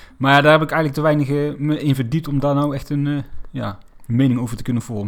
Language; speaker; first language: Dutch; native; Dutch